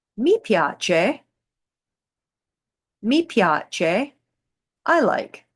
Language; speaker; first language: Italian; non-native, fluent; English